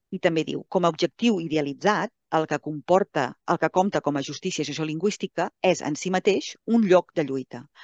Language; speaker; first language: Catalan; native; Catalan